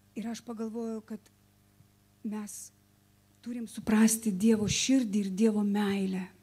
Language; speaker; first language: Lithuanian; non-native, local second language; Russian